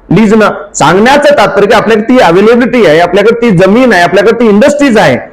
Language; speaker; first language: Marathi; native; Marathi